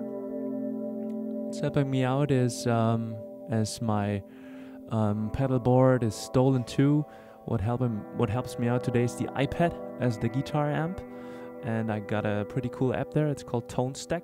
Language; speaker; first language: English; non-native, fluent; German